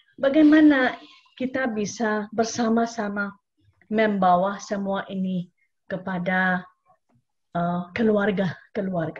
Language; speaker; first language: Indonesian; non-native, fluent; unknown